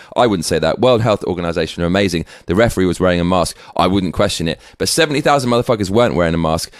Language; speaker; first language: English; native; English